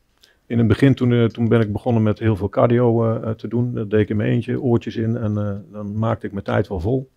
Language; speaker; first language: Dutch; native; Dutch